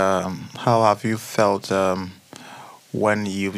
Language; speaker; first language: English; non-native, local second language; Akan